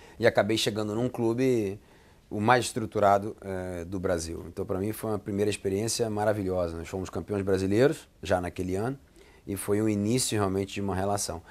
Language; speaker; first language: Portuguese; native; Portuguese